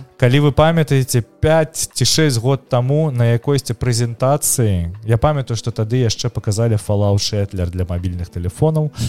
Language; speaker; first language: Belarusian; non-native, local second language; Russian